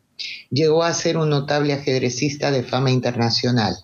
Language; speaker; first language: Spanish; native; Spanish